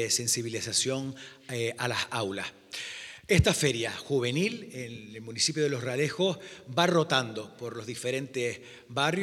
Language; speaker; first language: Spanish; native; Spanish